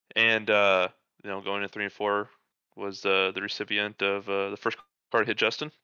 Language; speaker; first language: English; native; English